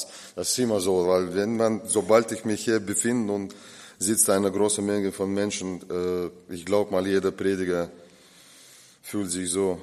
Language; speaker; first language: German; non-native, fluent; Russian